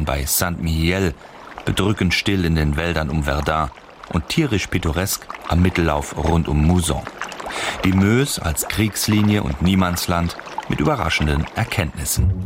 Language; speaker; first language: German; native; German